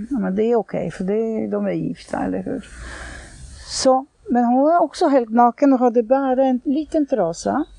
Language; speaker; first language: Swedish; non-native, fluent; Polish